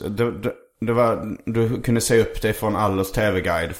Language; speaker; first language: Swedish; native; Swedish